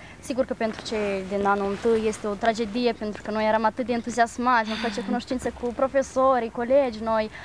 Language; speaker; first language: Romanian; native; Romanian